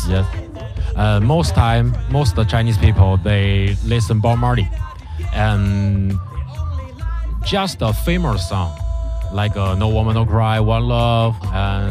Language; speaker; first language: English; non-native, learner; Chinese